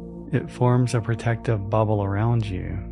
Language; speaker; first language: English; native; English